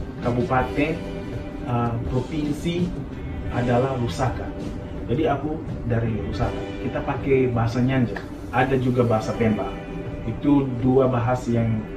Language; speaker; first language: Indonesian; non-native, fluent; Nyanja